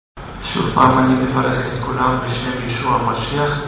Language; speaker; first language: Hebrew; non-native, fluent; Russian